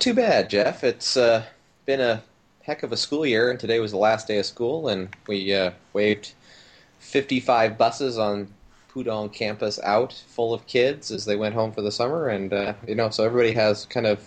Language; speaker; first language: English; native; English